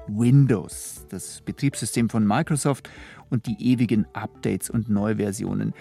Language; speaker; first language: German; native; German